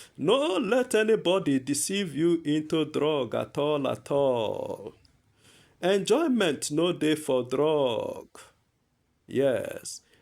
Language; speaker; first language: Nigerian Pidgin; non-native, local second language; Igbo